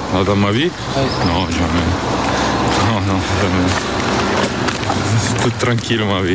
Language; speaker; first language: French; non-native, learner; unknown